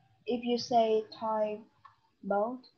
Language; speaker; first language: English; non-native, learner; Vietnamese